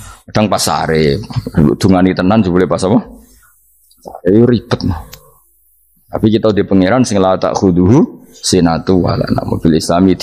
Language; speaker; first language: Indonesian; non-native, local second language; Javanese